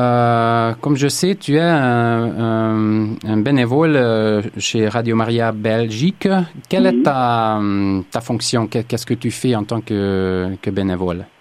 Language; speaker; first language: French; non-native, fluent; Hungarian